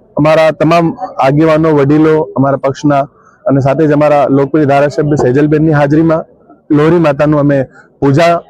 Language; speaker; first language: Gujarati; non-native, local second language; Sindhi